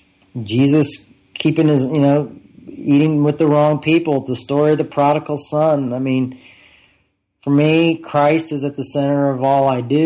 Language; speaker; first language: English; native; English